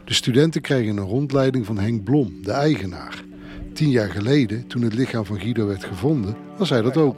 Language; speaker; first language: Dutch; native; Dutch